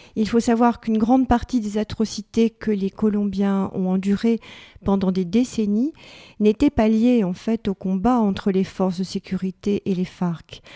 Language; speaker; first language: French; native; French